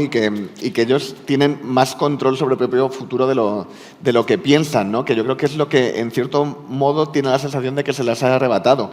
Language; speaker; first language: Spanish; native; Spanish